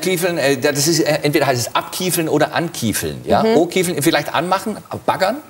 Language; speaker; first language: German; native; German